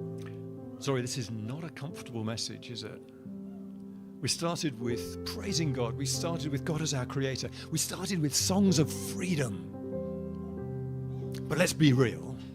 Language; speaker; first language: English; native; English